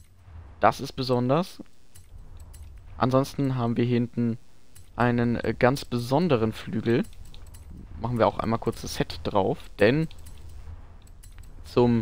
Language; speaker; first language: German; native; German